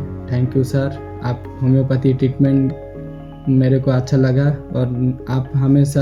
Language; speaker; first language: Hindi; non-native, local second language; Odia